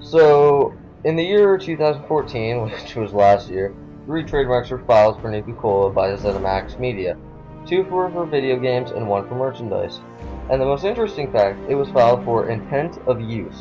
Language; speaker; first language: English; native; English